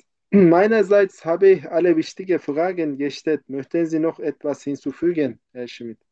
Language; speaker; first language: German; non-native, fluent; Turkish